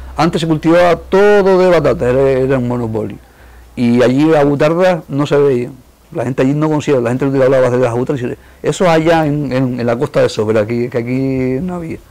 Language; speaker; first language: Spanish; native; Spanish